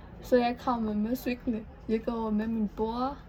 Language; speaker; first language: Danish; non-native, learner; Vietnamese